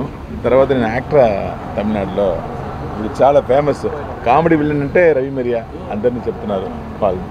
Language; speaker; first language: Telugu; non-native, local second language; Tamil